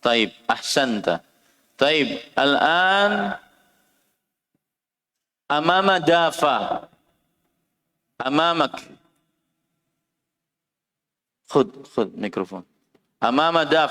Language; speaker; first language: Arabic; non-native, fluent; Indonesian